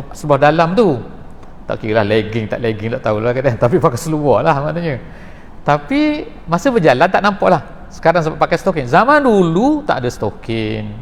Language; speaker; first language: Malay; native; Malay